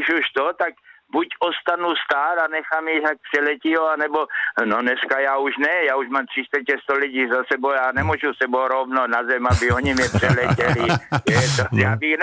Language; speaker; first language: Czech; native; Czech